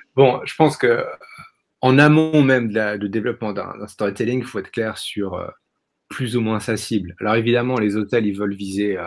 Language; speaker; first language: French; native; French